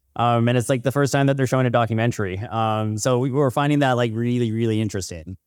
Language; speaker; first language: English; native; English